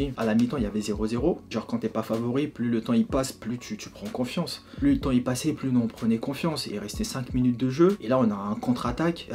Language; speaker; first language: French; native; French